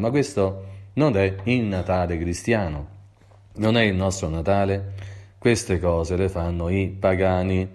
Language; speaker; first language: Italian; native; Italian